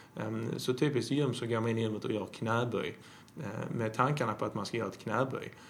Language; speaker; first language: Swedish; native; Swedish